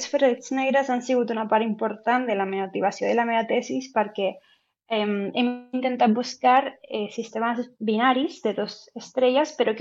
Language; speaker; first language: Catalan; non-native, local second language; Spanish